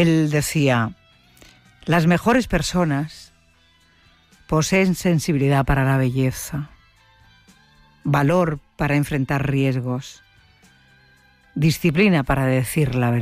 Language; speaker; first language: Spanish; native; Spanish